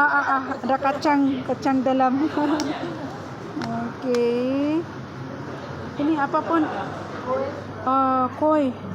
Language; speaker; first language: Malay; non-native, learner; Filipino